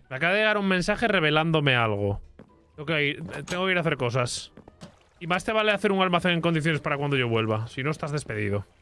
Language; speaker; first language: Spanish; native; Spanish